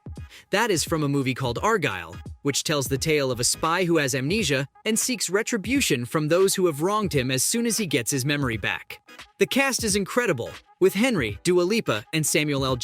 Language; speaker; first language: English; native; English